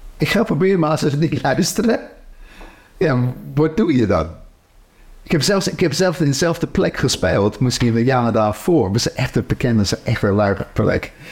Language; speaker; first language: Dutch; non-native, fluent; English